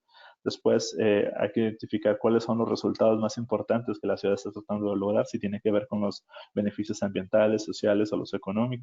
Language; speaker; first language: Spanish; native; Spanish